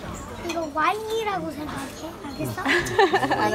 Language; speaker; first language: Korean; early bilingual, heritage; Korean